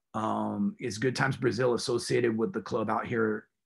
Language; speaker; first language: English; native; English